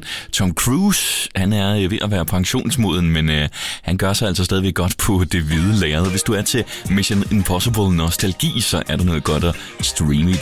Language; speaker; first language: Danish; native; Danish